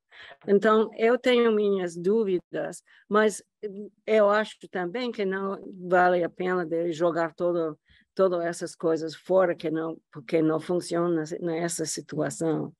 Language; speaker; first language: Portuguese; non-native, fluent; English